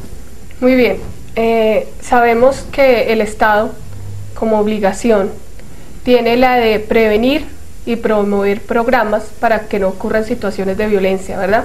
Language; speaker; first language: Spanish; native; Spanish